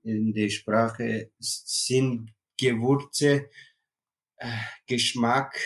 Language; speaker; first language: German; non-native, learner; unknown